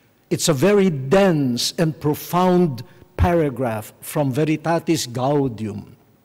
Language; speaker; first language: English; non-native, local second language; Filipino